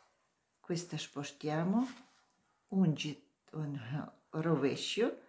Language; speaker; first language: Italian; non-native, learner; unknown